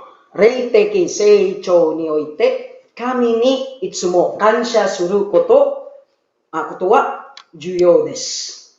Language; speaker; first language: Japanese; non-native, learner; Filipino